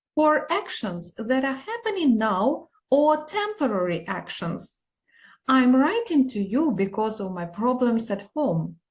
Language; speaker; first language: English; non-native, fluent; Ukrainian